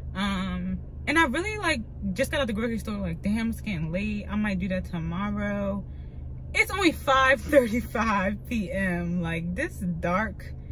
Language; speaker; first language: English; native; English